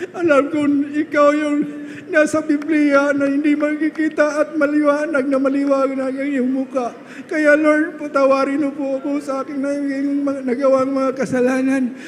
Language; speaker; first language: Filipino; non-native, local second language; Cebuano